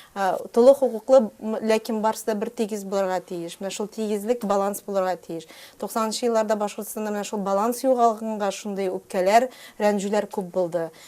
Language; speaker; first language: Tatar; native; Tatar